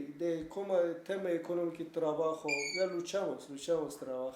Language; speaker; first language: Spanish; non-native, learner; Kurdish